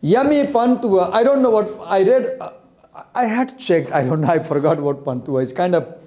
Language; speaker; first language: English; non-native, local second language; Nepali